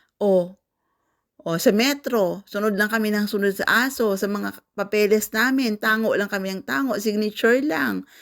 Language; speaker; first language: Filipino; non-native, local second language; Cebuano